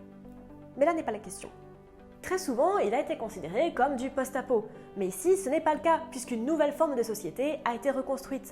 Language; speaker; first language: French; native; French